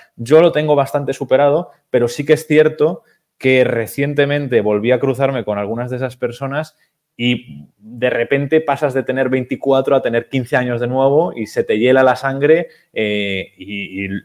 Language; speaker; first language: Spanish; native; Spanish